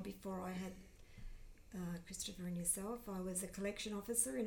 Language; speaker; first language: English; native; English